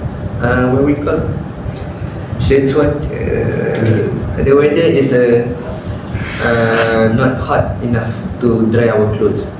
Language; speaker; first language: English; non-native, learner; Malay